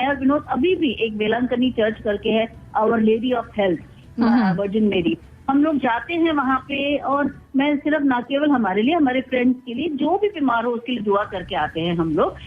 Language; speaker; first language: Hindi; non-native, local second language; Tamil